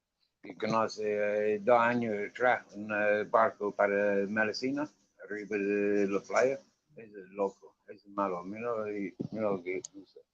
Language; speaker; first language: Spanish; non-native, learner; English